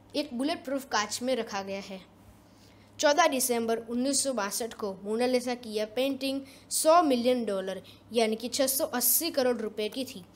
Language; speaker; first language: Hindi; non-native, local second language; Gujarati